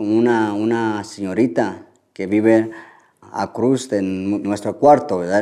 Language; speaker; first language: Spanish; early bilingual, heritage; Spanish